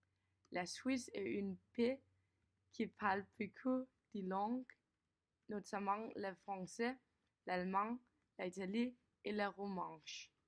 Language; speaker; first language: French; non-native, learner; Danish